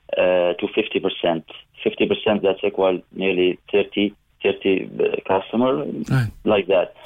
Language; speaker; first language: English; non-native, learner; Arabic